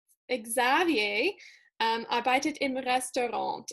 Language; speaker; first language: German; non-native, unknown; English